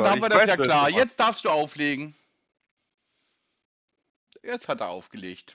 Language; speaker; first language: German; native; German